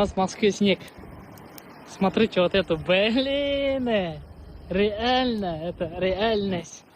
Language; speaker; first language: Russian; non-native, fluent; Uzbek